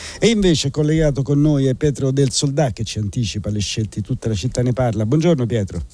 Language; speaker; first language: Italian; native; Italian